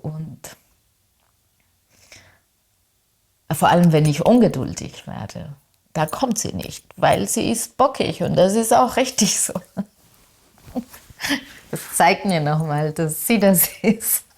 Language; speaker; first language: German; non-native, fluent; Spanish